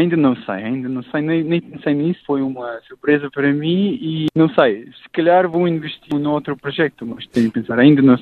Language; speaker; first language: Portuguese; non-native, fluent; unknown